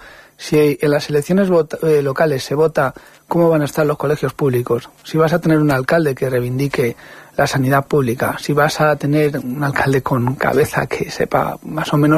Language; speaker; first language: Spanish; native; Spanish